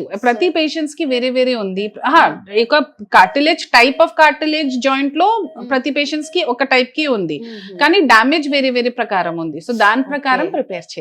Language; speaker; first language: Telugu; non-native, fluent; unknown